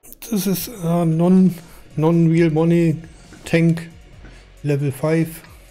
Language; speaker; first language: German; native; German